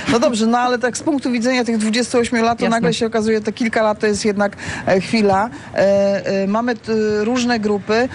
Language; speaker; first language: Polish; native; Polish